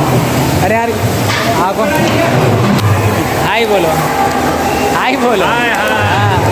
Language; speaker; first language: Hindi; non-native, local second language; Telugu